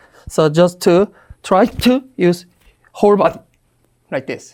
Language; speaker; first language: English; non-native, learner; Korean